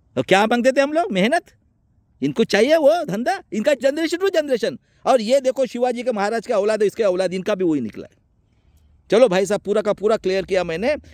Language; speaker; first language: Hindi; non-native, local second language; Marathi